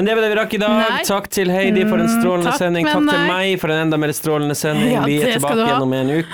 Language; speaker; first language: Norwegian; native; Norwegian